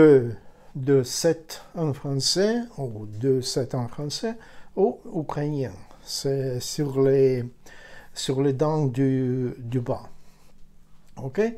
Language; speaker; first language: French; non-native, learner; Ukrainian